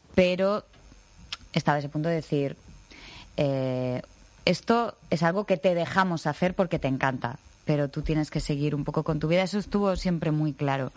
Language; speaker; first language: Spanish; native; Spanish